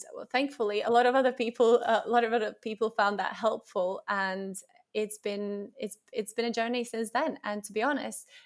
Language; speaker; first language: English; non-native, fluent; Latvian